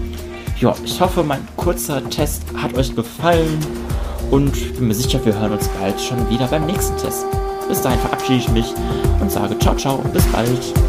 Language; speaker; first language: German; native; German